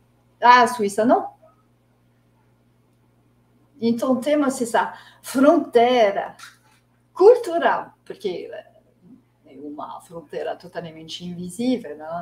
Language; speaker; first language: Portuguese; non-native, fluent; French